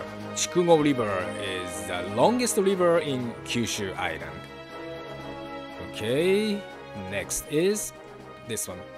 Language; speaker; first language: English; non-native, learner; Japanese